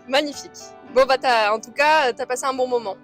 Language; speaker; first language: French; native; French